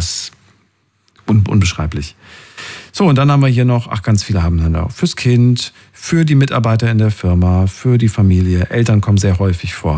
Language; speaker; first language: German; native; German